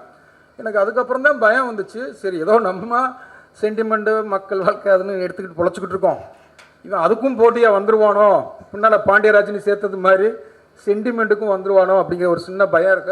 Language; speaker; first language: Tamil; native; Tamil